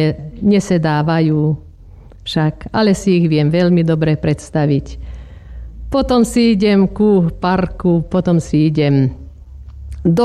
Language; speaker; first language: Slovak; native; Slovak